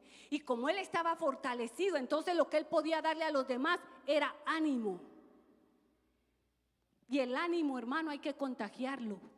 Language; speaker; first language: Spanish; native; Spanish